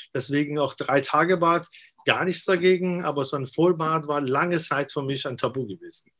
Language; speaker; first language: German; non-native, fluent; Persian